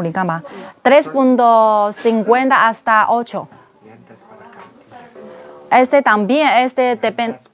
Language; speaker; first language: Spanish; non-native, learner; Chinese